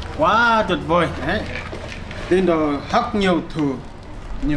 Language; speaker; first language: Vietnamese; non-native, learner; Portuguese